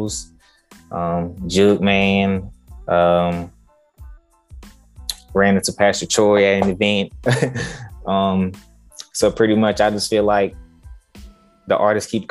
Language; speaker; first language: English; native; English